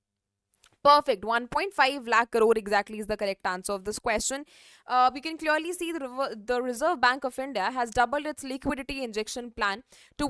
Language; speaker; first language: English; non-native, local second language; Hindi